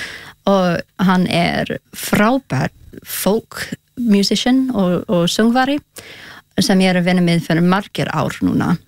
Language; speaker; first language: Icelandic; non-native, learner; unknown